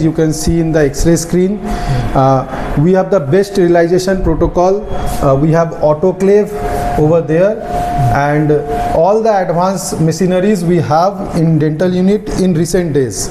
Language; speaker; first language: English; non-native, local second language; Hindi